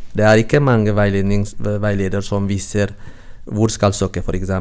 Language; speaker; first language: Norwegian; non-native, fluent; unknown